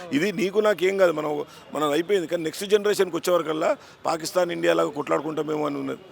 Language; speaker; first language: Telugu; native; Telugu